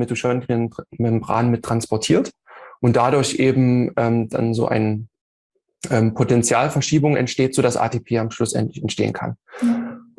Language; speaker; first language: German; native; German